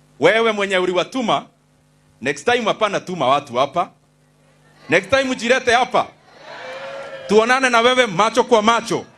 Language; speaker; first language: Swahili; non-native, local second language; Kikuyu